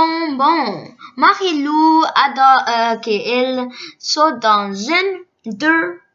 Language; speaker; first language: French; early bilingual, other home language; Korean